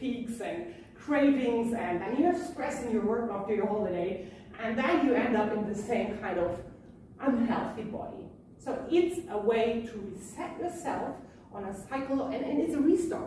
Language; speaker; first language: English; non-native, fluent; German